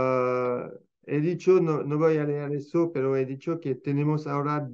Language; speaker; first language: Spanish; non-native, fluent; French